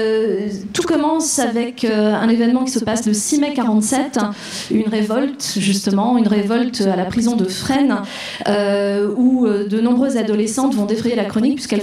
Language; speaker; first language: French; native; French